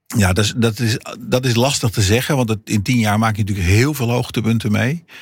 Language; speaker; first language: Dutch; non-native, fluent; Portuguese